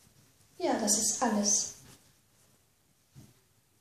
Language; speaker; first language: German; non-native, learner; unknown